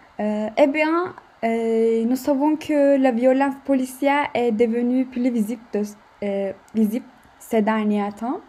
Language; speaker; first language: French; non-native, learner; Turkish